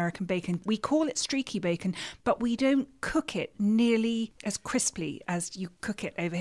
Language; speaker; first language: English; native; English